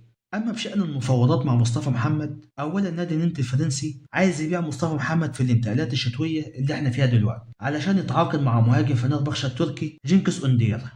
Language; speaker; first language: Arabic; native; Arabic